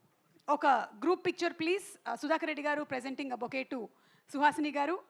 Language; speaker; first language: Telugu; native; Telugu